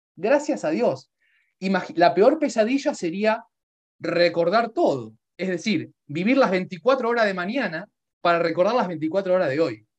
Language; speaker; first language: Spanish; native; Spanish